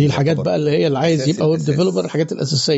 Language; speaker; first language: Arabic; native; Arabic